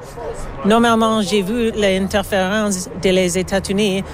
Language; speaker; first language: French; non-native, learner; English